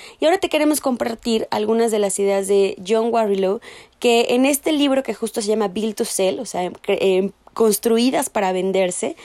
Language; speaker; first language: Spanish; native; Spanish